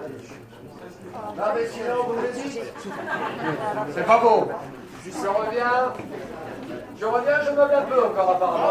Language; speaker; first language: French; native; French